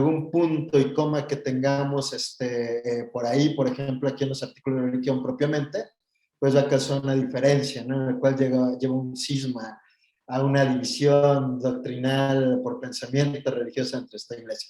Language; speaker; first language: Spanish; native; Spanish